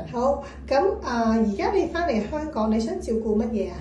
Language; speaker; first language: Cantonese; native; Cantonese